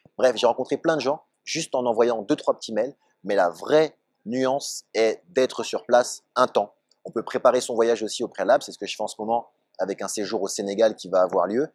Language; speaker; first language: French; native; French